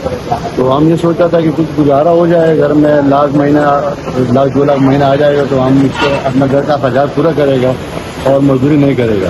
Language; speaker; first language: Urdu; non-native, local second language; Pashto